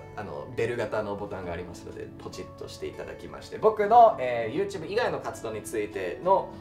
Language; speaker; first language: Japanese; non-native, fluent; English